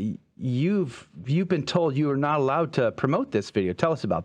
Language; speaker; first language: English; native; English